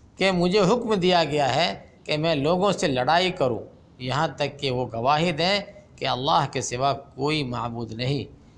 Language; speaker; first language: Urdu; native; Urdu